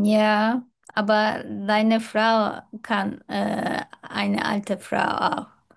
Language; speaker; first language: German; non-native, learner; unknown